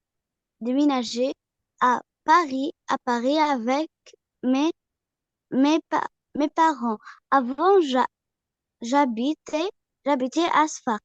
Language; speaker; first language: French; non-native, learner; Arabic